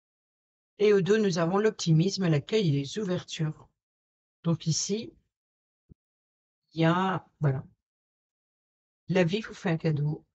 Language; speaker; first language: French; native; French